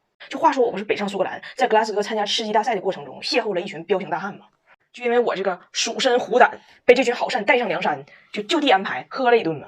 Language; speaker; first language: Chinese; native; Chinese